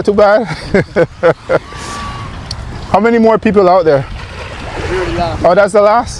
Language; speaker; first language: English; native; English